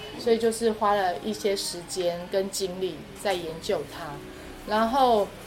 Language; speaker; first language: Chinese; non-native, local second language; Amis